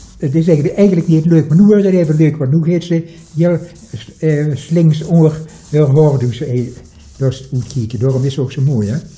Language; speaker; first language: Dutch; native; Dutch